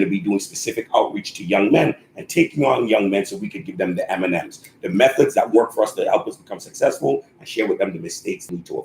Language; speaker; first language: English; native; English